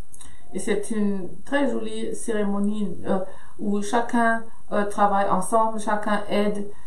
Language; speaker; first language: French; non-native, fluent; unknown